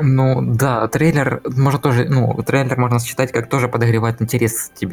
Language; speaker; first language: Russian; native; Russian